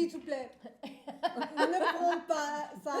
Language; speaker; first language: French; non-native, fluent; German